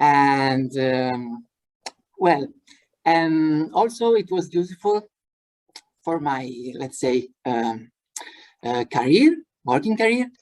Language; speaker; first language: English; non-native, fluent; Italian